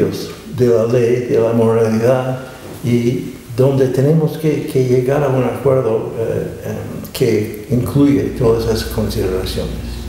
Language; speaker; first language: Spanish; non-native, fluent; English